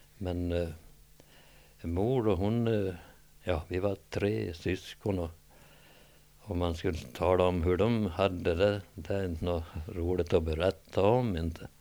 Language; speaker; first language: Swedish; native; Swedish